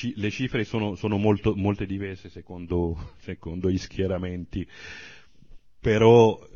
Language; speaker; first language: Italian; non-native, fluent; Arabic